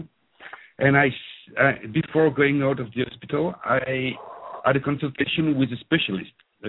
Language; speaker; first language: English; non-native, fluent; French